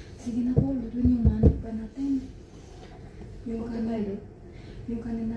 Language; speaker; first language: Filipino; non-native, learner; Indonesian